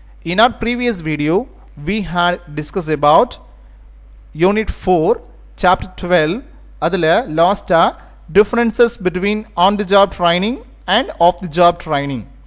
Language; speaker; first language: English; non-native, local second language; Tamil